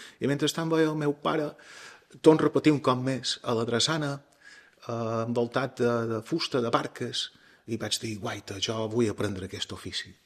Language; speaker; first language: Catalan; native; Catalan